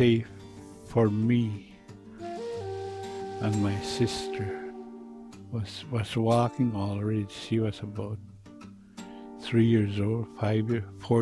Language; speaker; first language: English; non-native, fluent; Cree